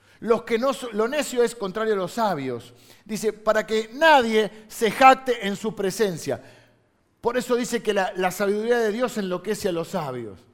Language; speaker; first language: Spanish; native; Spanish